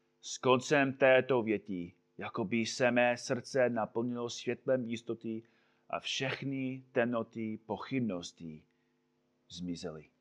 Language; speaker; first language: Czech; non-native, fluent; English